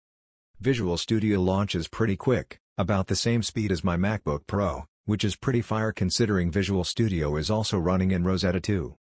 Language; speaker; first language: English; native; English